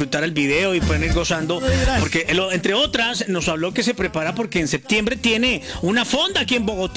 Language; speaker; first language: Spanish; native; Spanish